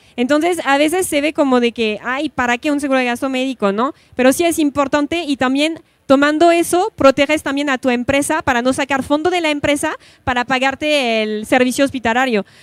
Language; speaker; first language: Spanish; non-native, fluent; French